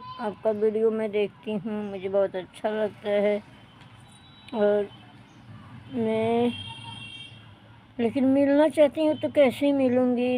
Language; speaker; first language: Hindi; non-native, local second language; Bhojpuri